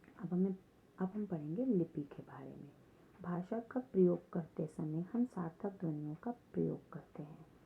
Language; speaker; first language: Hindi; native; Hindi